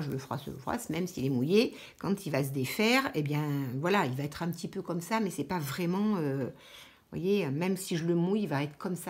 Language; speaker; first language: French; native; French